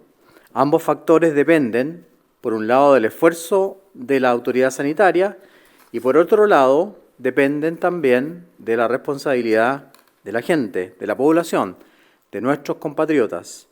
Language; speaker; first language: Spanish; native; Spanish